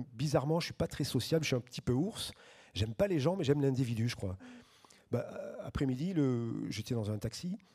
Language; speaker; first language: French; native; French